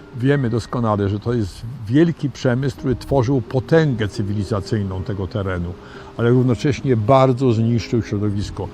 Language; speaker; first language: Polish; native; Polish